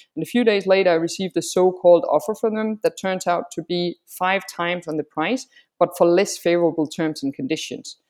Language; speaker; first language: English; non-native, fluent; Danish